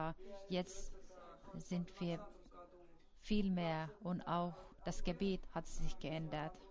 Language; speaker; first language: German; non-native, fluent; Finnish